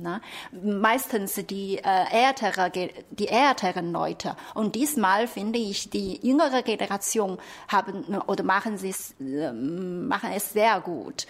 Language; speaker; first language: German; non-native, fluent; Chinese